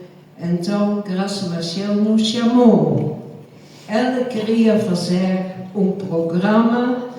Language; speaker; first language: Portuguese; non-native, fluent; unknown